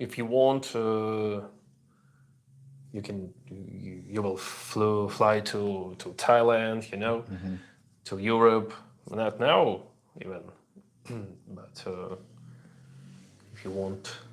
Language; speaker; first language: English; non-native, learner; Russian